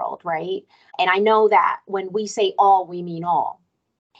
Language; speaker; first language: English; early bilingual, other home language; Spanish